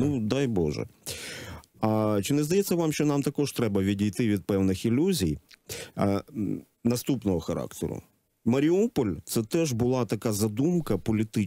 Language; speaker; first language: Ukrainian; native; Ukrainian